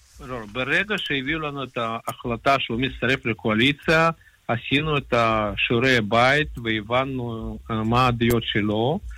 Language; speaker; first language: Hebrew; non-native, fluent; Russian